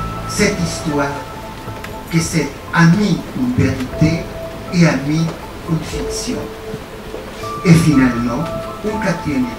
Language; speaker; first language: French; non-native, fluent; Spanish